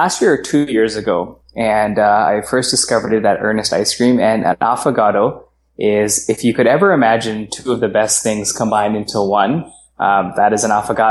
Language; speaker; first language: English; native; English